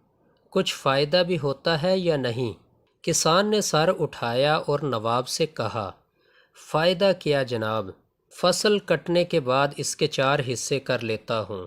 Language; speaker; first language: Urdu; native; Urdu